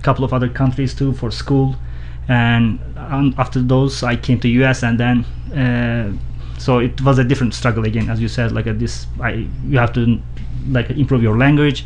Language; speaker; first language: English; non-native, fluent; Turkish